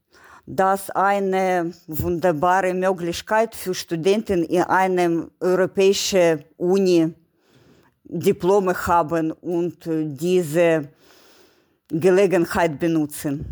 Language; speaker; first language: German; non-native, learner; Ukrainian